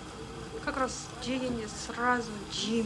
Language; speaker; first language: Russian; non-native, local second language; Kazakh